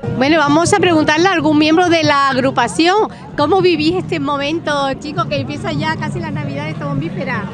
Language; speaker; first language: Spanish; native; Spanish